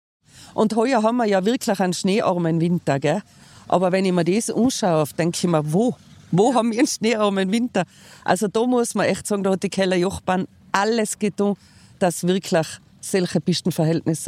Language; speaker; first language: German; native; German